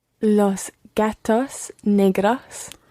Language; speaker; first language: Spanish; non-native, learner; English